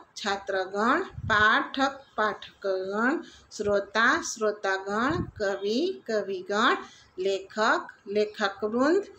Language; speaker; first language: Hindi; non-native, local second language; Gujarati